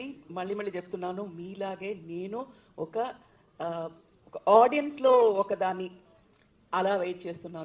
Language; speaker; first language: Telugu; non-native, local second language; Tamil